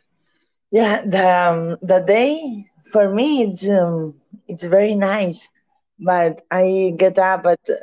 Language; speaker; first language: English; non-native, learner; Catalan